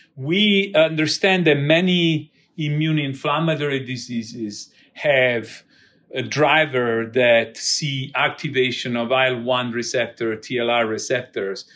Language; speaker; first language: English; non-native, fluent; Italian